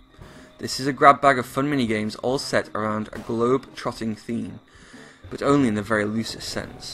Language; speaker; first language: English; native; English